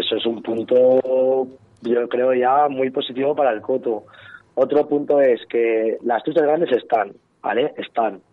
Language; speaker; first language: Spanish; native; Spanish